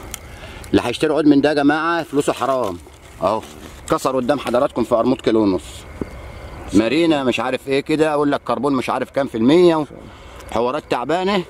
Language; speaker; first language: Arabic; native; Arabic